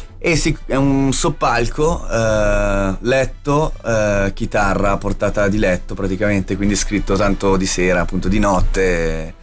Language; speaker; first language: Italian; native; Italian